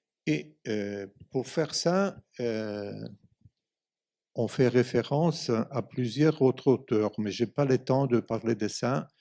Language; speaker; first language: French; non-native, fluent; Italian